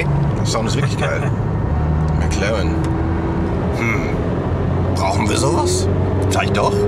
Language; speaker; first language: German; native; German